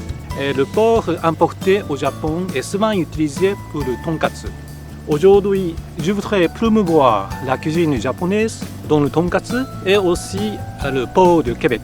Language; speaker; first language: French; non-native, fluent; Japanese